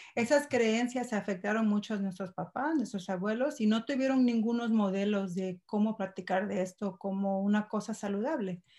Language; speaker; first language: Spanish; early bilingual, heritage; Spanish